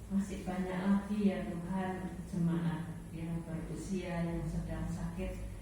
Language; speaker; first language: Indonesian; native; Indonesian